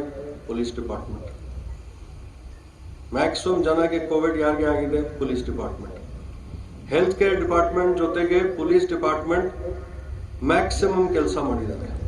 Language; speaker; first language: Kannada; non-native, fluent; Hindi